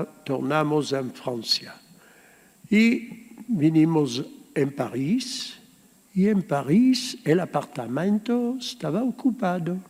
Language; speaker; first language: Spanish; early bilingual, heritage; Spanish